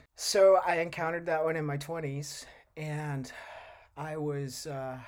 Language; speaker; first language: English; native; English